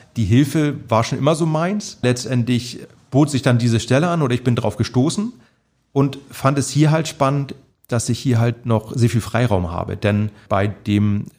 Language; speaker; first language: German; native; German